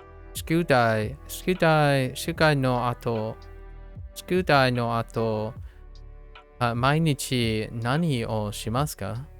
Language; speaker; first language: Japanese; non-native, learner; English